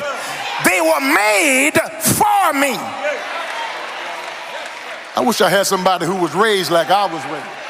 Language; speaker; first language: English; native; English